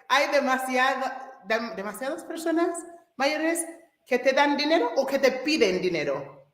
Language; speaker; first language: Spanish; non-native, fluent; English